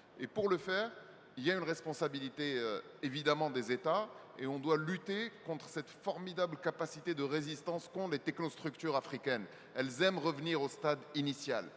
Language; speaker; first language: French; non-native, local second language; Arabic